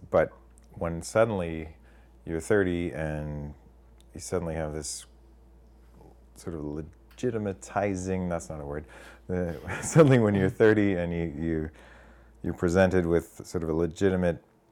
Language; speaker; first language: English; native; English